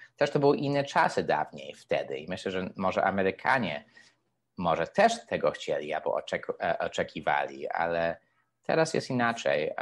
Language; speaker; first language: Polish; early bilingual, heritage; Polish